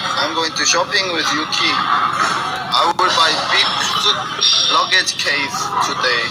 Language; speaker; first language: English; non-native, learner; Korean